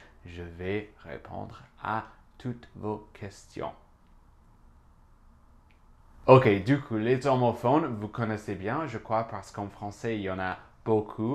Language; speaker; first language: French; non-native, fluent; English